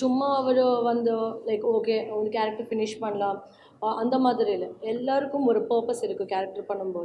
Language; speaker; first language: Tamil; non-native, learner; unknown